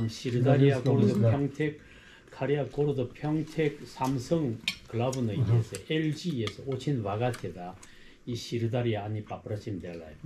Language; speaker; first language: Russian; non-native, learner; Korean